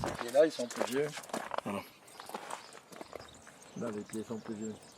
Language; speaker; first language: French; native; French